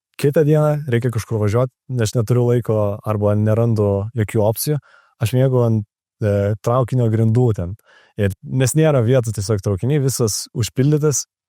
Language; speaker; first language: Lithuanian; native; Lithuanian